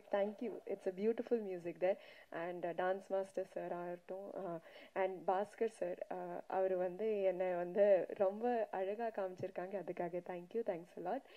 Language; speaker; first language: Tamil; non-native, local second language; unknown